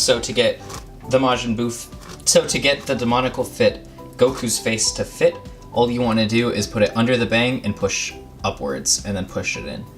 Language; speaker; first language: English; native; English